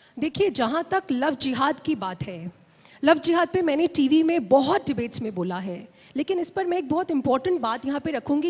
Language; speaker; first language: Hindi; native; Hindi